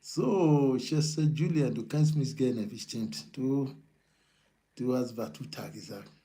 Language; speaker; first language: German; non-native, learner; Yoruba